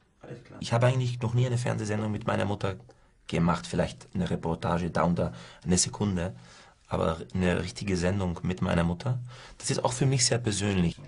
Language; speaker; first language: German; early bilingual, heritage; Italian